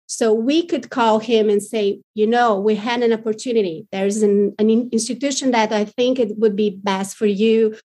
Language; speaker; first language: English; non-native, fluent; Portuguese